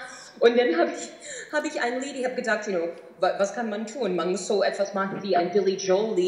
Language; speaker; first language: German; non-native, fluent; English